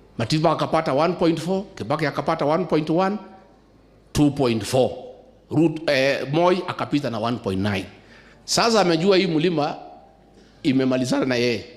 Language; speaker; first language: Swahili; non-native, local second language; Kikuyu